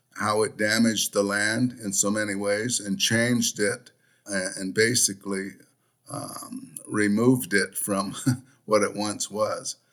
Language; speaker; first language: English; native; English